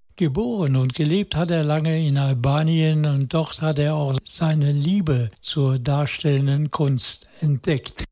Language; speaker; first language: German; native; German